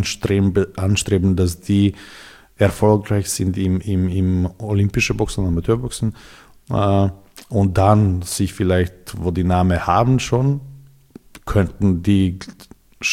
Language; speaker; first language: German; non-native, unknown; Serbian